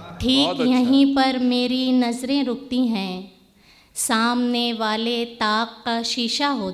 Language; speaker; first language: Hindi; native; Hindi